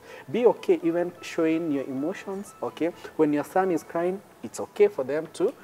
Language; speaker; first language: English; non-native, local second language; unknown